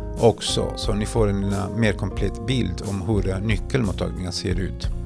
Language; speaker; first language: Swedish; non-native, fluent; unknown